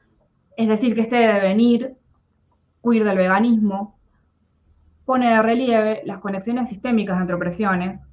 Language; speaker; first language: Spanish; native; Spanish